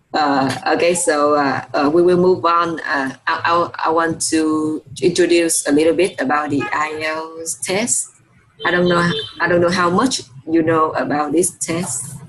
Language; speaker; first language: English; non-native, fluent; Vietnamese